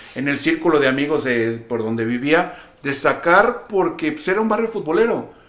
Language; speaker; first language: Spanish; native; Spanish